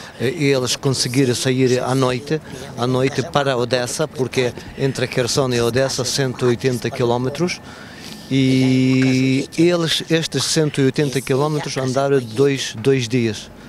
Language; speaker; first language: Portuguese; non-native, fluent; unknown